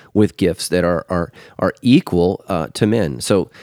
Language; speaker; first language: English; native; English